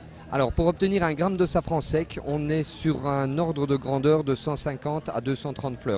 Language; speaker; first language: French; native; French